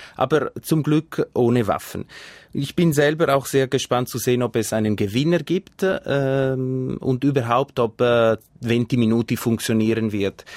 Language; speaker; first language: German; non-native, local second language; Italian